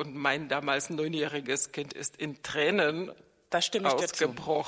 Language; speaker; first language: German; non-native, fluent; Czech